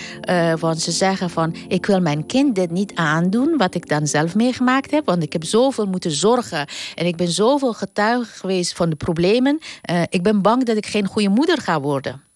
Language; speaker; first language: Dutch; non-native, fluent; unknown